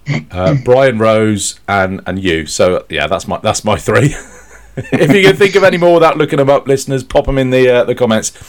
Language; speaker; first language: English; native; English